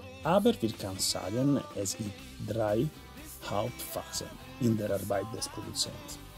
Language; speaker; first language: German; non-native, learner; Italian